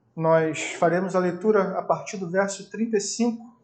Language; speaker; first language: Portuguese; native; Portuguese